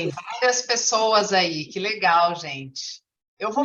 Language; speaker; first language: Portuguese; native; Portuguese